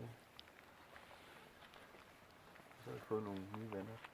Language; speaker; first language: Danish; native; Danish